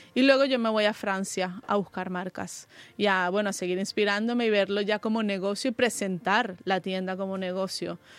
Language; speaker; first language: Spanish; native; Spanish